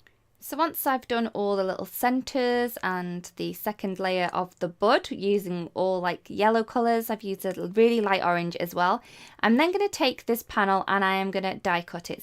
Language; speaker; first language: English; native; English